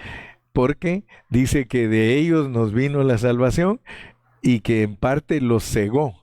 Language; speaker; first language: Spanish; native; Spanish